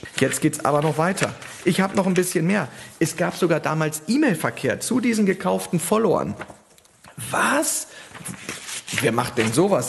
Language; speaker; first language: German; native; German